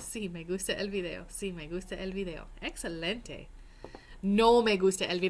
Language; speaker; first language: Spanish; non-native, fluent; English